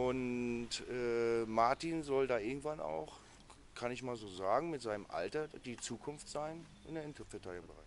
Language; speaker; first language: German; native; German